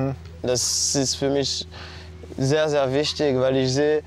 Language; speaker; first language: German; non-native, fluent; French